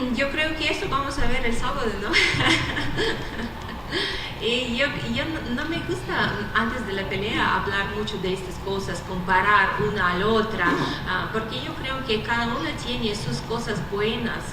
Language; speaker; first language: Spanish; non-native, fluent; Russian